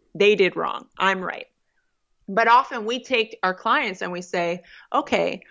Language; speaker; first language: English; native; English